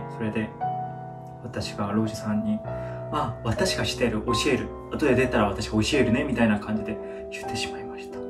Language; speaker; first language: Japanese; non-native, fluent; Korean